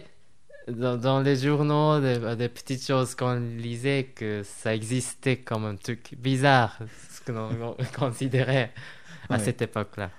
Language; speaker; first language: French; non-native, fluent; Japanese